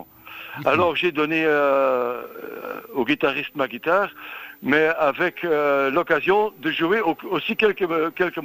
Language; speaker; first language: French; non-native, local second language; Dutch